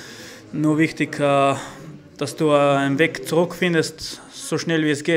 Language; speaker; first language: German; non-native, fluent; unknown